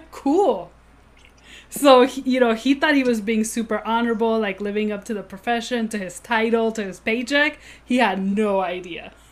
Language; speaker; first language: English; native; English